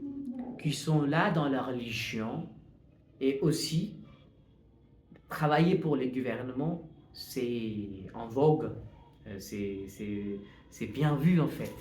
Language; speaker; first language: French; non-native, fluent; Hindi